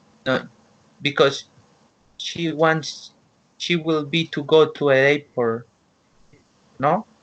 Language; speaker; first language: English; non-native, learner; Spanish